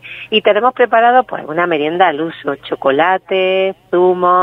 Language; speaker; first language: Spanish; native; Spanish